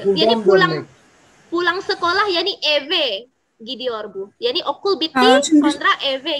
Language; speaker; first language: Turkish; non-native, fluent; Indonesian